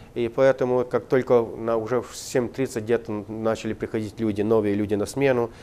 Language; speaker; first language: Russian; non-native, local second language; Ukrainian